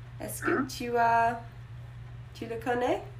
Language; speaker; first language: French; non-native, learner; English